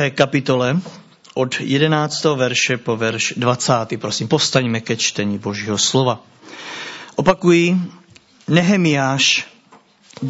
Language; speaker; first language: Czech; native; Czech